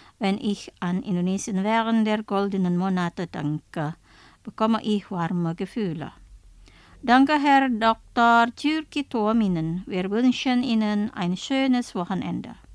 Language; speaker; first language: German; non-native, fluent; Indonesian